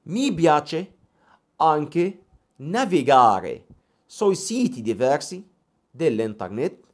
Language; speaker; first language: Italian; non-native, fluent; Arabic